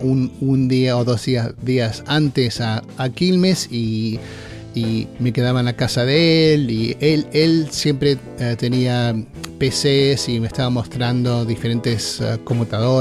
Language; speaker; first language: Spanish; native; Spanish